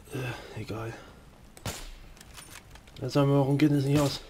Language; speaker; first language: German; native; German